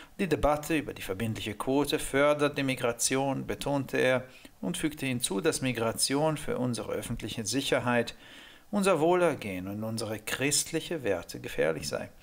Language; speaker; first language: German; non-native, fluent; Hungarian